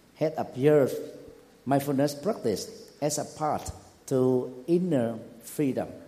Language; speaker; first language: English; non-native, fluent; Vietnamese